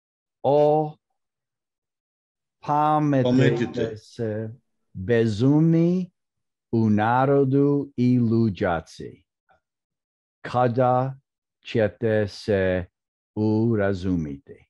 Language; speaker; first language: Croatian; early bilingual, heritage; Croatian